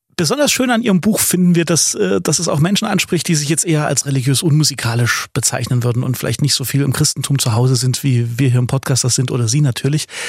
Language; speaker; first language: German; native; German